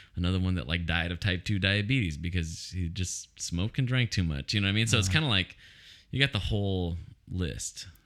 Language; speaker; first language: English; native; English